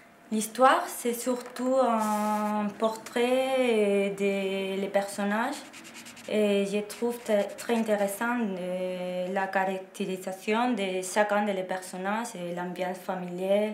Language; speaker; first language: French; non-native, learner; Korean